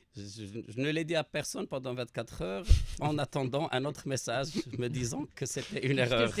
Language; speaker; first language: French; non-native, local second language; Arabic